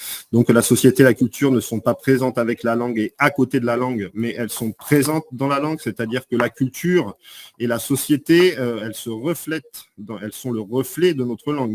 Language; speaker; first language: French; native; French